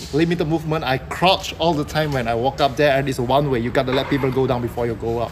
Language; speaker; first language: English; non-native, local second language; Chinese